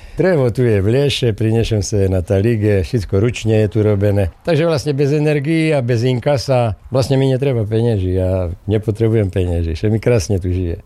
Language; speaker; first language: Slovak; native; Slovak